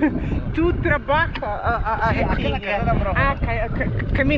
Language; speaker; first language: Spanish; non-native, learner; Serbian